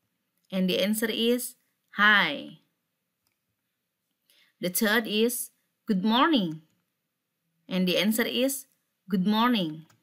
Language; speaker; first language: English; non-native, fluent; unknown